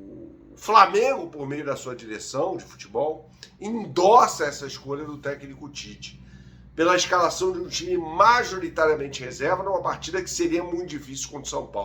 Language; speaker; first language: Portuguese; native; Portuguese